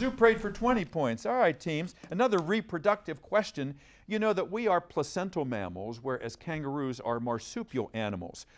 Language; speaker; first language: English; native; English